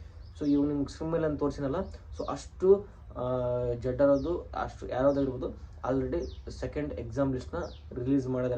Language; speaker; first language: Kannada; native; Kannada